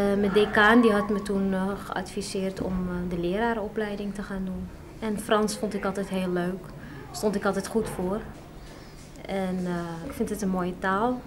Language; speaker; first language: Dutch; early bilingual, other home language; Arabic